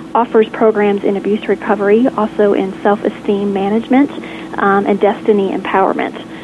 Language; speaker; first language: English; native; English